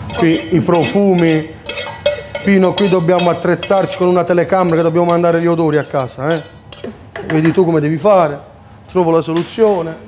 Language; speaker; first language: Italian; native; Italian